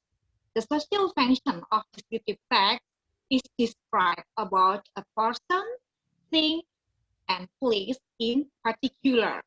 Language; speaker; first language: English; non-native, learner; Indonesian